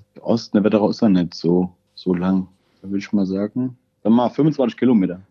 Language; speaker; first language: German; native; German